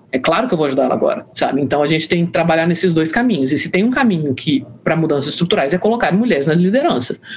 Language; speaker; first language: Portuguese; native; Portuguese